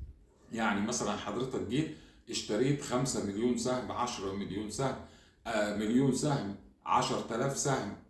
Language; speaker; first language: Arabic; native; Arabic